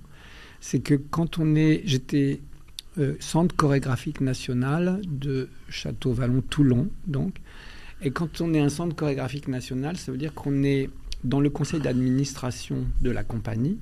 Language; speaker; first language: French; early bilingual, other home language; Albanian